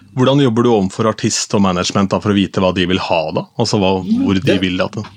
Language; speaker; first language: Norwegian; native; Norwegian